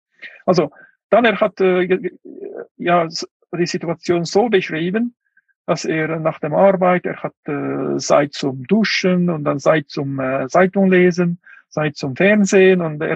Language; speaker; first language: German; non-native, fluent; Uyghur